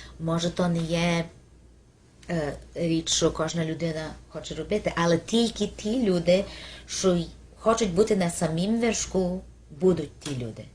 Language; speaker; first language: Ukrainian; early bilingual, heritage; Ukrainian